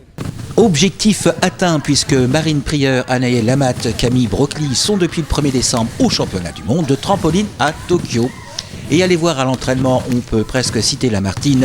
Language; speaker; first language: French; native; French